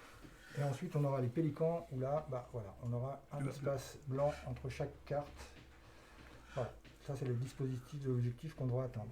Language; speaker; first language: French; native; French